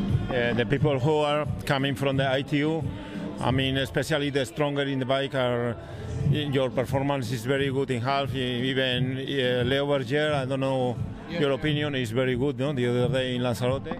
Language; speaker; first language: English; non-native, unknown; Spanish